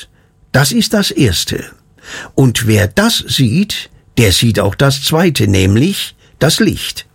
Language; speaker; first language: German; native; German